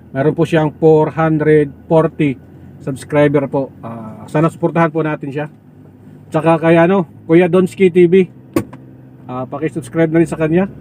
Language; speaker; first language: Filipino; non-native, local second language; Cebuano